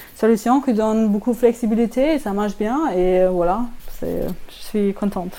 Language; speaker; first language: French; non-native, learner; German